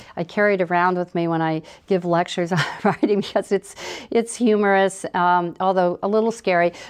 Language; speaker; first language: English; native; English